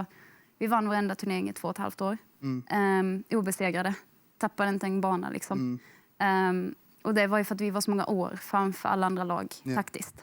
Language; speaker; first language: Swedish; native; Swedish